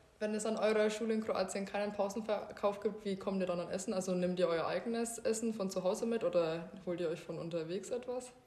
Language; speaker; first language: German; native; German